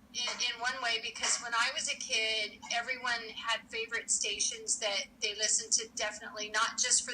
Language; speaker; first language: English; native; English